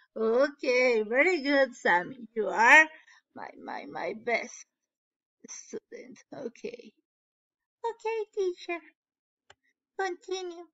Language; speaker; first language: English; non-native, learner; Spanish